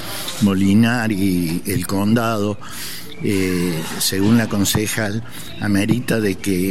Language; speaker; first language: Spanish; native; Spanish